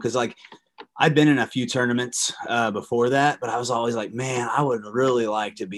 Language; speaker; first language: English; native; English